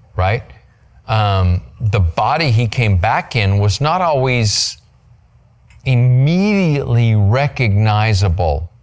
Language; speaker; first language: English; native; English